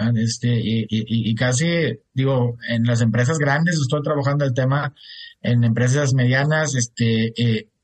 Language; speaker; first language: Spanish; non-native, fluent; German